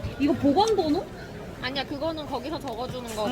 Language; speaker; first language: Korean; native; Korean